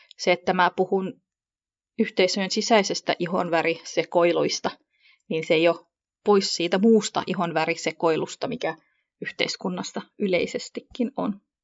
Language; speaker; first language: Finnish; early bilingual, other home language; Kurdish